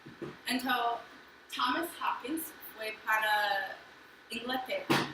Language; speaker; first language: Portuguese; non-native, fluent; English